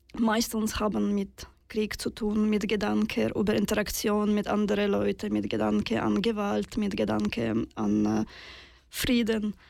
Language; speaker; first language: German; non-native, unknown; Russian